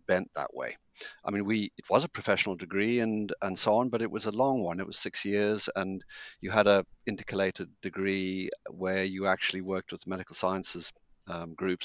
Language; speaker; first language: English; native; English